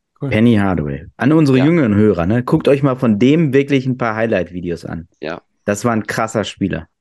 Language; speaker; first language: German; native; German